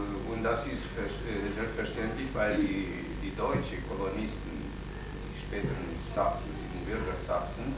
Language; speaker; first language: German; non-native, fluent; Romanian